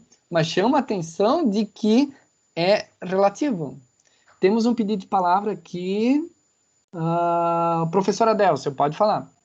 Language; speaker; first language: Portuguese; native; Portuguese